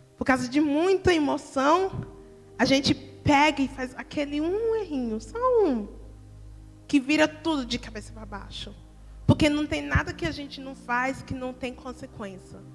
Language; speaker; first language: Portuguese; early bilingual, heritage; Portuguese